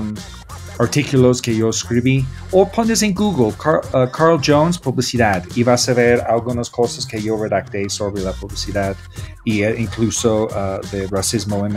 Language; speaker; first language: Spanish; non-native, fluent; English